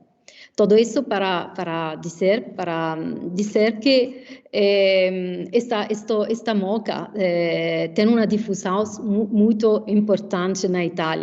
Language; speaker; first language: Portuguese; non-native, fluent; Italian